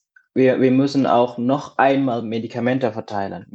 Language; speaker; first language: German; non-native, fluent; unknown